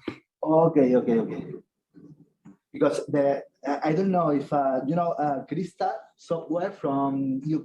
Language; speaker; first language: English; non-native, fluent; Spanish